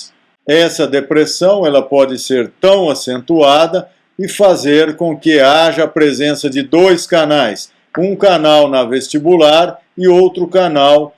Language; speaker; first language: Portuguese; native; Portuguese